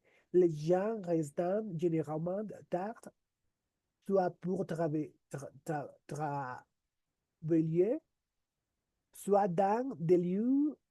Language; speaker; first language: French; non-native, learner; Spanish